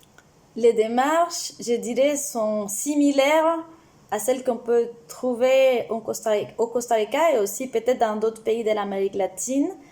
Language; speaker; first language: French; non-native, fluent; Spanish